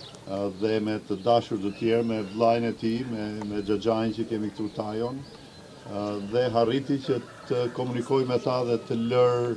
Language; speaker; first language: Albanian; native; Albanian